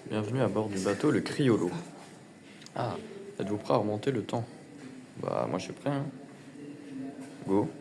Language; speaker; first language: French; native; French